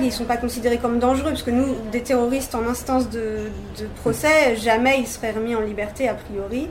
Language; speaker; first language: French; native; French